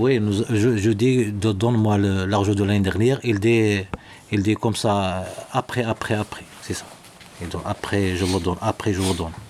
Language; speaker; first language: French; non-native, local second language; Arabic